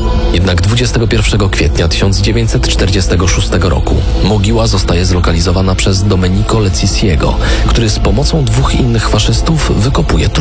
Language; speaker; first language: Polish; native; Polish